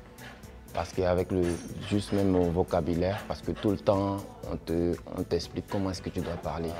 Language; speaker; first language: French; non-native, fluent; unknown